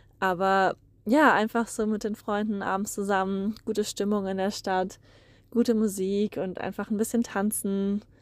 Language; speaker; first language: German; native; German